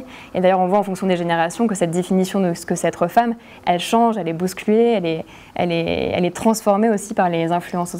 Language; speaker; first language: French; native; French